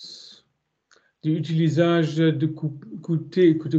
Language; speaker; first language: French; non-native, learner; German